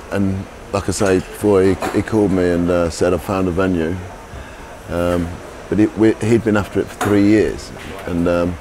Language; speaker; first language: English; native; English